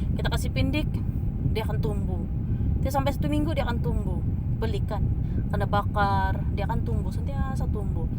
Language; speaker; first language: Malay; native; Malay